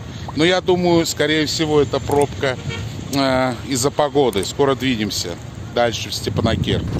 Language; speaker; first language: Russian; native; Russian